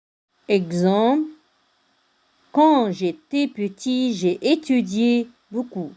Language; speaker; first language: French; non-native, fluent; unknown